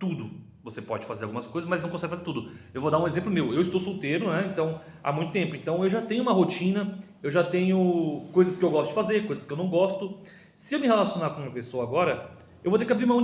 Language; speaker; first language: Portuguese; native; Portuguese